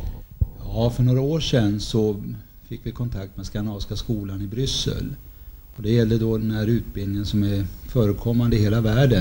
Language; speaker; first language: Swedish; native; Swedish